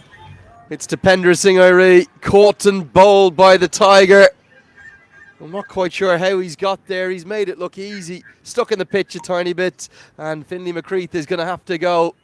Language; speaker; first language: English; native; English